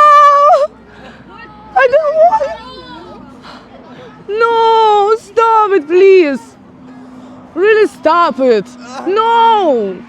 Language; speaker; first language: English; non-native, learner; Russian